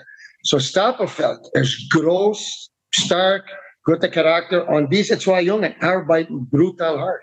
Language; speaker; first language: German; non-native, fluent; English